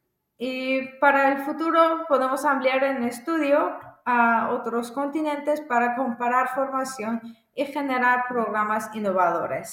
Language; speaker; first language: Spanish; non-native, fluent; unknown